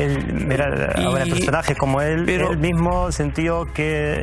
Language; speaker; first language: Spanish; native; Spanish